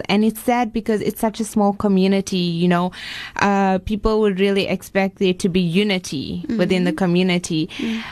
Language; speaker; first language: English; native; English